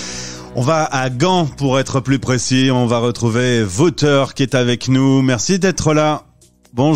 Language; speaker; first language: French; native; French